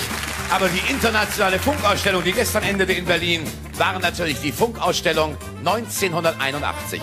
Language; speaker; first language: German; native; German